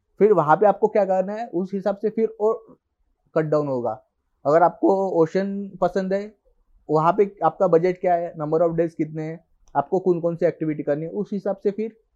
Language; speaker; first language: Hindi; non-native, local second language; Marathi